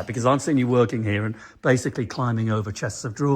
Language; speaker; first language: English; native; English